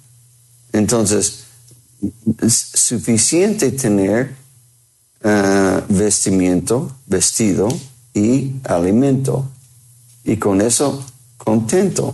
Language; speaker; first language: Spanish; non-native, fluent; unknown